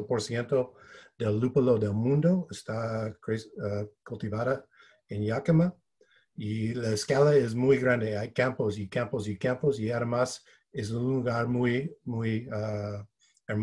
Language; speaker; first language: Spanish; non-native, fluent; English